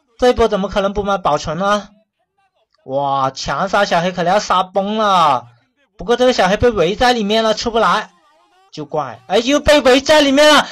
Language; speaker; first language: Chinese; non-native, local second language; Cantonese